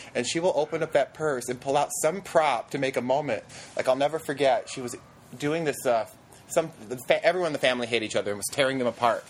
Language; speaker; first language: English; native; English